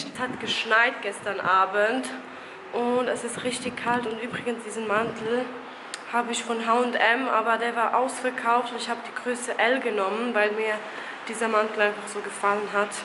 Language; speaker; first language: German; early bilingual, other home language; Albanian